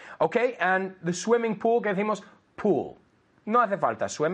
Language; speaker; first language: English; non-native, fluent; Spanish